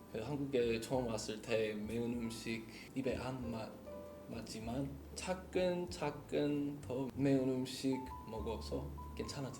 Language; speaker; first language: Korean; non-native, learner; English